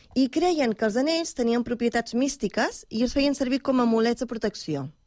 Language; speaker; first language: Catalan; native; Catalan